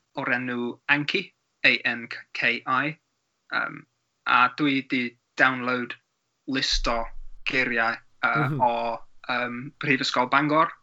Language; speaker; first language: Welsh; non-native, learner; English